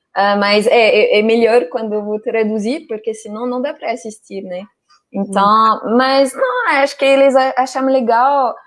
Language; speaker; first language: Portuguese; non-native, fluent; French